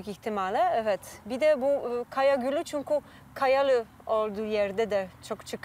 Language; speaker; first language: Turkish; non-native, fluent; Polish